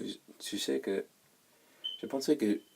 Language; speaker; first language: French; non-native, learner; English